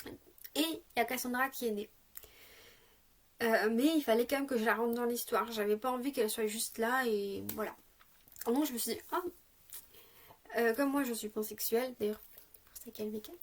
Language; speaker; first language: French; native; French